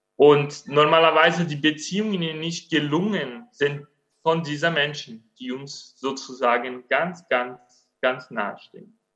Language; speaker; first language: German; non-native, fluent; Portuguese